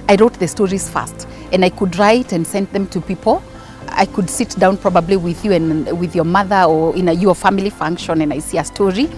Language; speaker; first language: English; non-native, local second language; Kikuyu